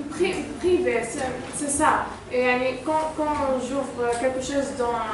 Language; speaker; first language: French; non-native, learner; Arabic